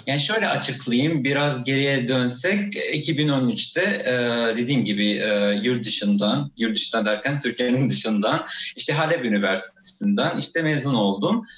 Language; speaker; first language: Turkish; non-native, fluent; Arabic